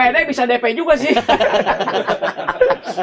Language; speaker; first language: Indonesian; native; Indonesian